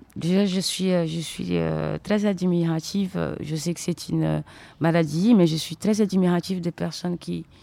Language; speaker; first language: French; non-native, fluent; Portuguese